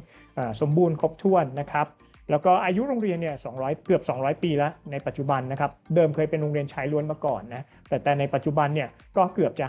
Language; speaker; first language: Thai; native; Thai